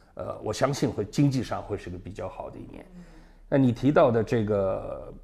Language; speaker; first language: Chinese; native; Chinese